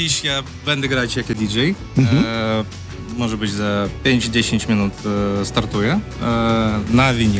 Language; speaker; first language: Polish; non-native, learner; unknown